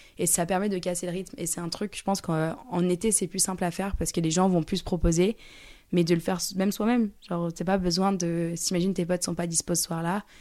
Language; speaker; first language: French; early bilingual, other home language; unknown